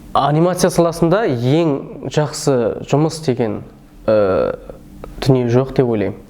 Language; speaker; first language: Kazakh; early bilingual, heritage; Kazakh